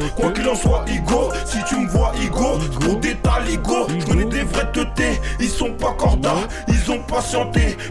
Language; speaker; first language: French; native; French